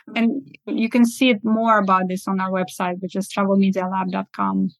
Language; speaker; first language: English; early bilingual, other home language; Russian